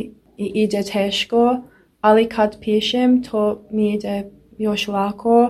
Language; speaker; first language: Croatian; non-native, learner; English